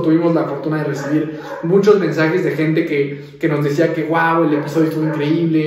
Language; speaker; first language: Spanish; native; Spanish